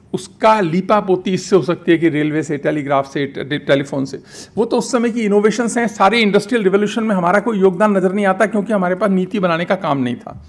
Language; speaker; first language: Hindi; native; Hindi